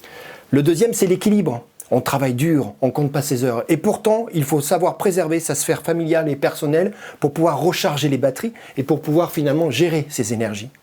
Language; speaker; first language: French; native; French